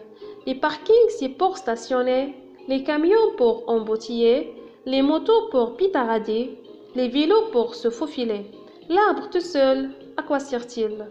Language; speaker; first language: French; non-native, local second language; Arabic